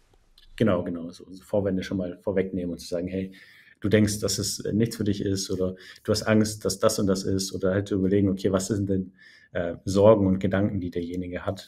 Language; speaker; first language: German; native; German